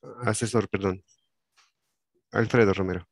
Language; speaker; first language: Spanish; native; Spanish